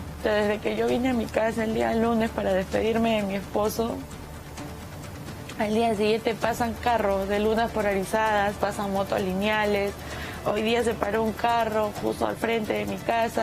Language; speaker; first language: Spanish; native; Spanish